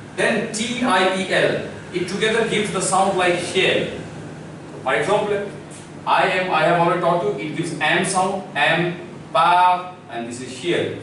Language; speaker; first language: English; non-native, local second language; Hindi